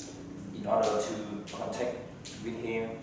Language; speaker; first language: English; non-native, learner; Vietnamese